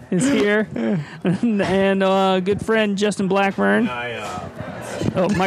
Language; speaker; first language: English; native; English